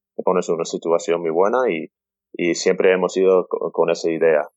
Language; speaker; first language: Spanish; non-native, fluent; English